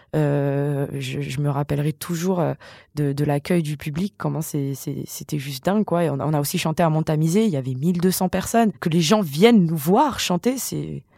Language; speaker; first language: French; non-native, local second language; Malagasy